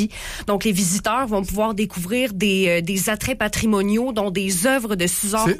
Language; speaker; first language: French; native; French